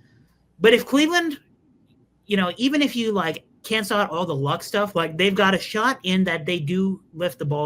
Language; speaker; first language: English; native; English